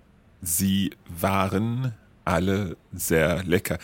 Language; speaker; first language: German; non-native, learner; English